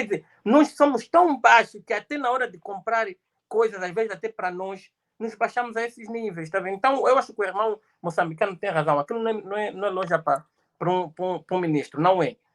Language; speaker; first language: Portuguese; native; Portuguese